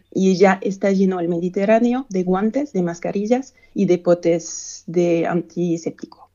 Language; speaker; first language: Spanish; non-native, fluent; French